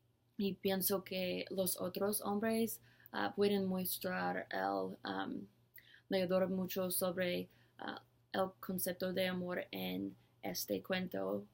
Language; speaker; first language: Spanish; non-native, learner; English